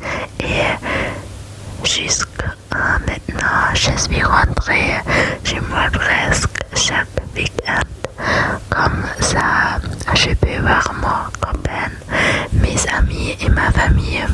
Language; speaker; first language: French; non-native, learner; German